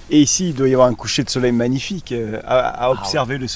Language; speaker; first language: French; native; French